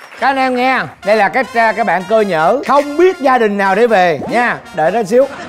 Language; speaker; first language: Vietnamese; native; Vietnamese